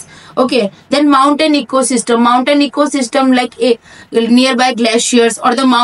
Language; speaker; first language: English; non-native, local second language; Hindi